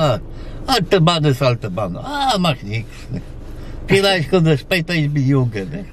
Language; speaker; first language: German; non-native, learner; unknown